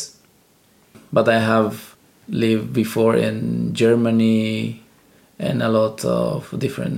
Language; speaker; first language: English; non-native, learner; Spanish